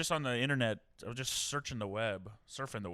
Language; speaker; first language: English; native; English